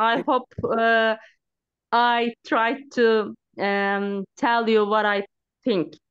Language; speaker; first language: English; non-native, learner; Turkish